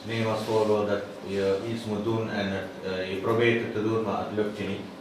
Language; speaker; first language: Dutch; native; Dutch